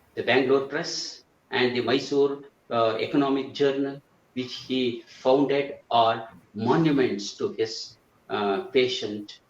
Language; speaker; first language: English; non-native, local second language; Kannada